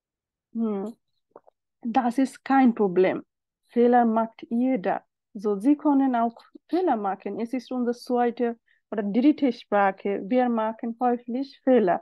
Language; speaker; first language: German; non-native, learner; Bangla